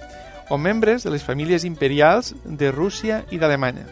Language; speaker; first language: Catalan; native; Catalan